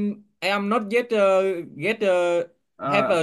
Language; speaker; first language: English; non-native, learner; Vietnamese